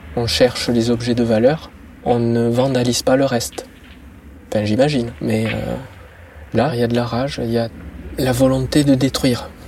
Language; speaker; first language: French; native; French